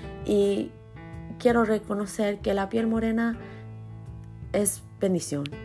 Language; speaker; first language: Spanish; early bilingual, other home language; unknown